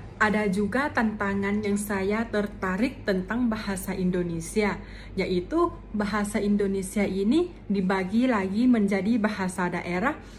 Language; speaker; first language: Indonesian; non-native, fluent; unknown